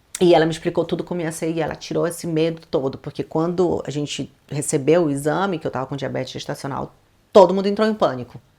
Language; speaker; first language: Portuguese; native; Portuguese